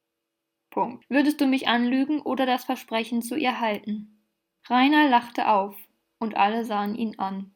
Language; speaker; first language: German; native; German